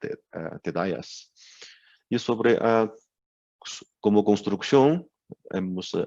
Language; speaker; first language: Spanish; non-native, learner; Chinese